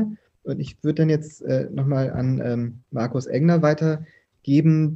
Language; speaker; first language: German; native; German